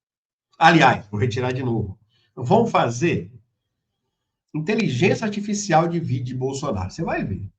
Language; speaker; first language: Portuguese; native; Portuguese